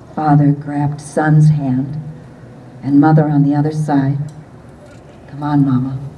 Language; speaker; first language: English; native; English